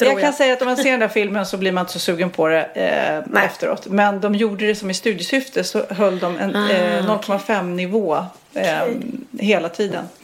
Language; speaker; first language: Swedish; native; Swedish